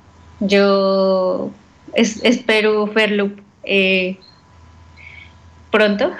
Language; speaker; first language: Catalan; non-native, fluent; Spanish